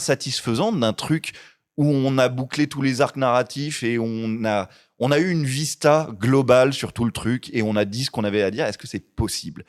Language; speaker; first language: French; native; French